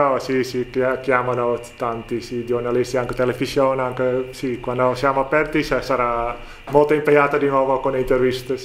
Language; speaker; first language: Italian; non-native, learner; Dutch